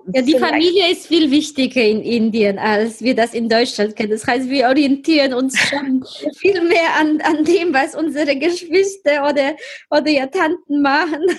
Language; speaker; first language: German; non-native, fluent; Hindi